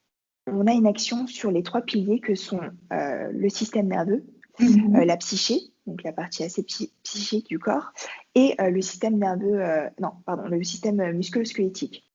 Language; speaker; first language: French; native; French